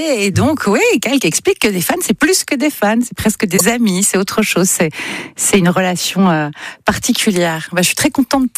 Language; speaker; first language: French; native; French